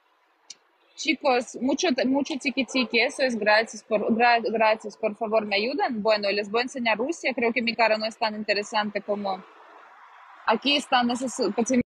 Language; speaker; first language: Spanish; non-native, fluent; Russian